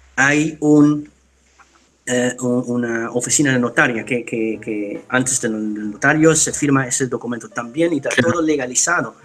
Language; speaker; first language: Spanish; non-native, fluent; Dutch